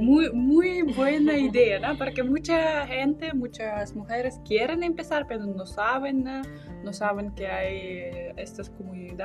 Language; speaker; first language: Spanish; non-native, fluent; Russian